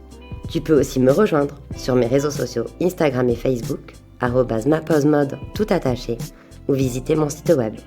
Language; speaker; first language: French; native; French